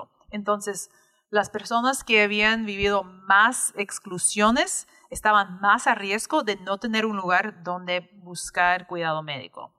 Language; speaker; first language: Spanish; early bilingual, heritage; English